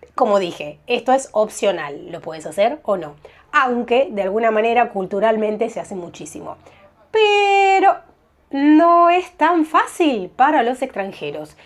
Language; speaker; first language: Spanish; native; Spanish